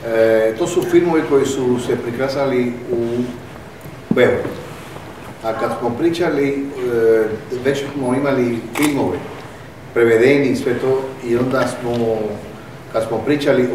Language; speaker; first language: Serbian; non-native, fluent; Spanish